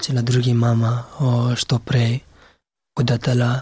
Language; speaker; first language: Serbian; non-native, learner; Pashto